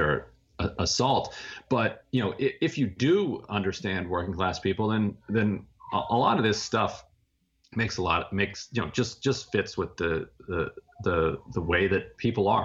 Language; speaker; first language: English; native; English